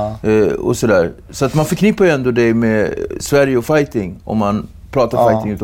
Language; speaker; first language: Swedish; native; Swedish